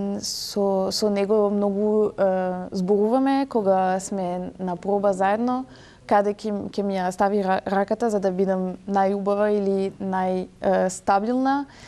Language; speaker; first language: Macedonian; early bilingual, heritage; French